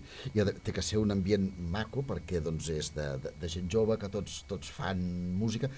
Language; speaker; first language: Catalan; native; Catalan